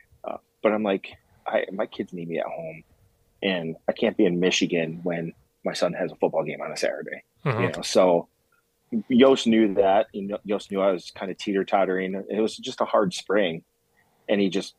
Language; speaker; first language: English; native; English